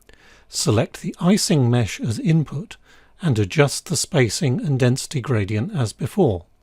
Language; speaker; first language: English; native; English